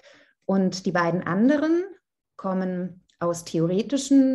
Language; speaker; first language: German; non-native, fluent; Italian